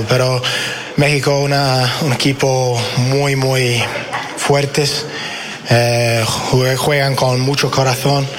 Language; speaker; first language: Spanish; non-native, learner; English